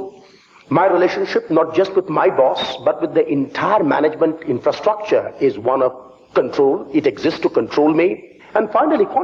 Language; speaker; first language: English; non-native, local second language; Bangla